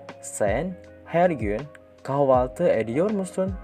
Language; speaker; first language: Turkish; non-native, fluent; Indonesian